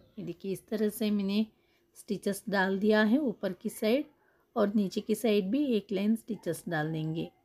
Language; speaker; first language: Hindi; non-native, local second language; Kannada